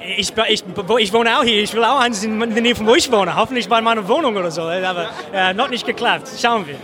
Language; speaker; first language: German; non-native, fluent; English